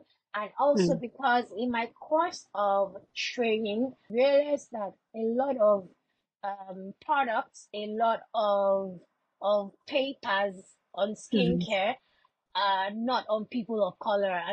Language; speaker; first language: English; non-native, local second language; Yoruba